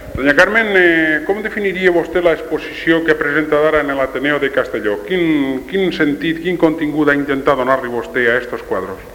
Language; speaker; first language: Spanish; non-native, local second language; Catalan